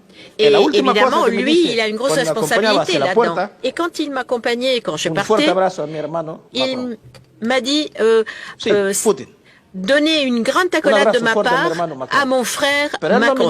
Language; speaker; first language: French; non-native, local second language; Portuguese